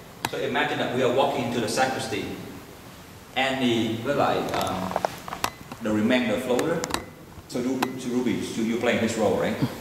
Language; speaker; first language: English; non-native, fluent; Vietnamese